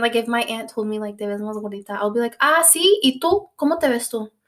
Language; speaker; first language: Spanish; early bilingual, heritage; Spanish